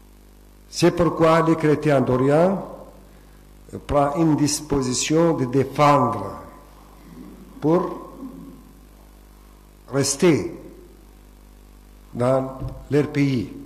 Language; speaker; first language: French; non-native, fluent; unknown